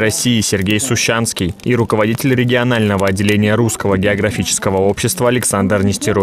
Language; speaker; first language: Russian; native; Russian